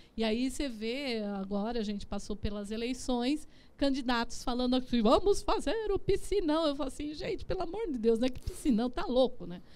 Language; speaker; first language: Portuguese; native; Portuguese